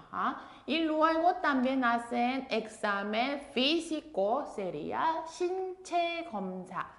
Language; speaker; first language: Spanish; non-native, fluent; Korean